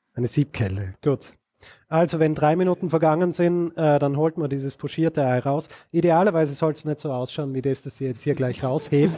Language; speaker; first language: German; native; German